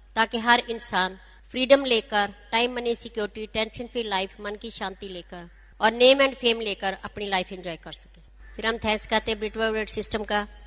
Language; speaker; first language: Hindi; non-native, local second language; Punjabi